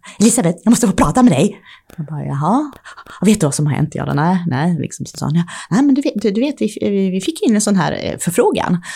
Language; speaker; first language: Swedish; early bilingual, other home language; Czech